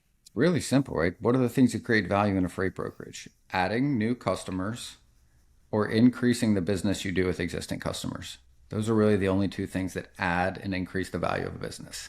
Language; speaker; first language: English; native; English